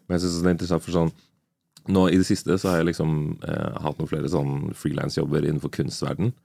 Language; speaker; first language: Norwegian; early bilingual, other home language; Nigerian Pidgin